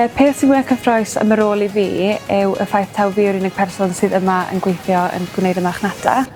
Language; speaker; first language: Welsh; native; Welsh